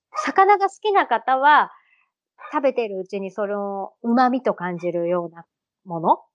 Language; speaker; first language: Japanese; native; Japanese